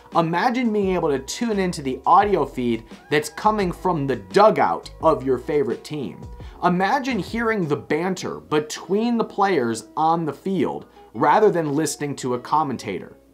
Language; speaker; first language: English; native; English